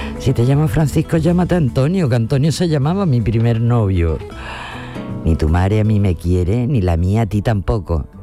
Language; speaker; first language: Spanish; native; Spanish